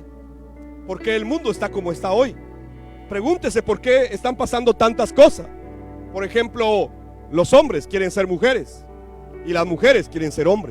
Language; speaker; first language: Spanish; native; Spanish